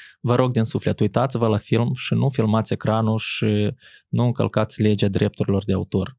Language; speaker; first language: Romanian; native; Romanian